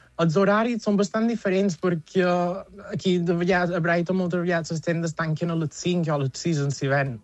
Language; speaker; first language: Catalan; native; Catalan